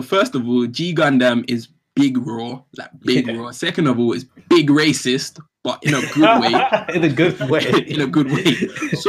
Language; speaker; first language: English; native; English